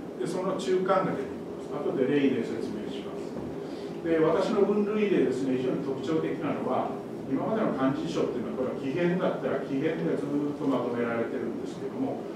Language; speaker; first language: Japanese; native; Japanese